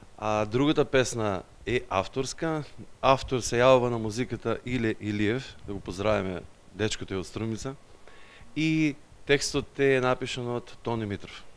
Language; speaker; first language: Macedonian; native; Macedonian